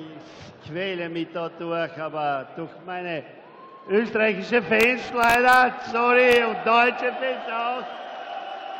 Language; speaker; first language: German; non-native, fluent; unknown